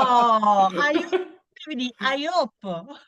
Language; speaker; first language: English; non-native, learner; Italian